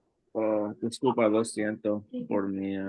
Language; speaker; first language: Spanish; non-native, learner; English